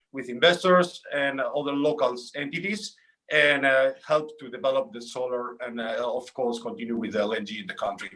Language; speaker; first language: English; non-native, fluent; Spanish